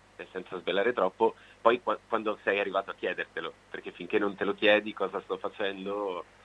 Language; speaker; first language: Italian; native; Italian